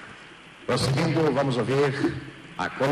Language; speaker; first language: Portuguese; native; Portuguese